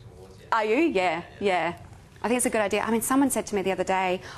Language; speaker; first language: English; native; English